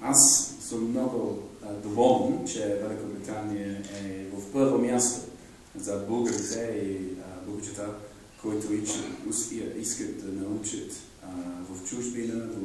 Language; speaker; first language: Bulgarian; non-native, fluent; English